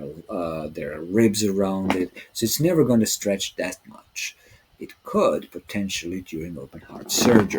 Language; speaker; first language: English; non-native, fluent; Serbian